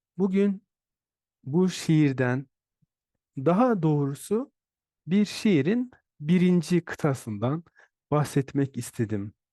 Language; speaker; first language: Turkish; native; Turkish